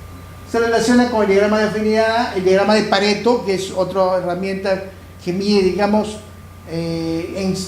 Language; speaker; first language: Spanish; native; Spanish